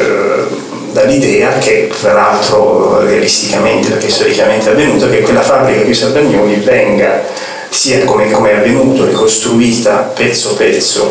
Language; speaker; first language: Italian; native; Italian